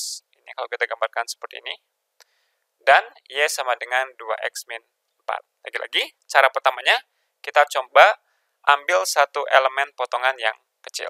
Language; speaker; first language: Indonesian; native; Indonesian